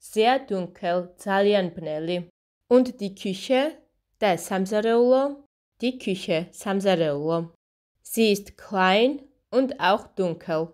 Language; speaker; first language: German; non-native, fluent; Georgian